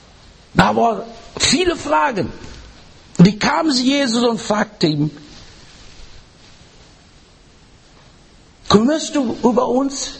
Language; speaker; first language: German; non-native, learner; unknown